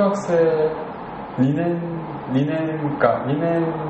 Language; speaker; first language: Japanese; non-native, learner; Korean